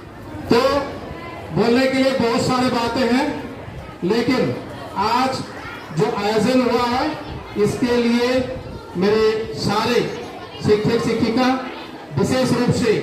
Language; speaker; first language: Hindi; non-native, local second language; Odia